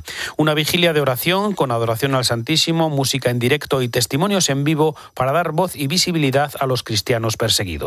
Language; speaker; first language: Spanish; native; Spanish